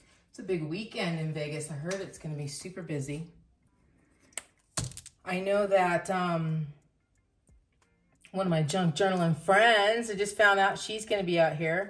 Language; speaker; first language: English; native; English